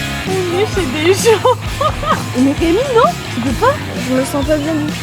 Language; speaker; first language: French; native; French